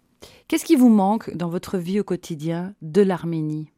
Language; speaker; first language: French; native; French